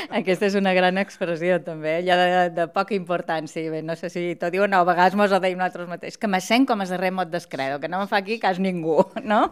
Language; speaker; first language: Catalan; native; Catalan